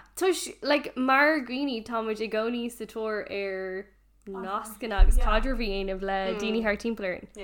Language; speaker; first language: Irish; non-native, local second language; English